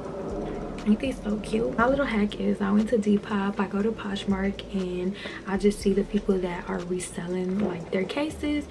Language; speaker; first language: English; native; English